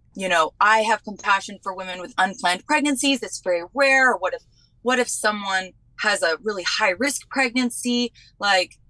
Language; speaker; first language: English; native; English